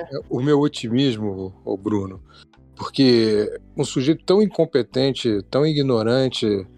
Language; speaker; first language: Portuguese; native; Portuguese